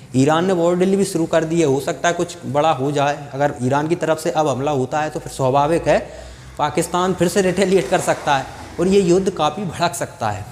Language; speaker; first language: Hindi; native; Hindi